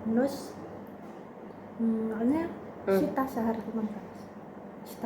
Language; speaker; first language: Arabic; non-native, learner; Indonesian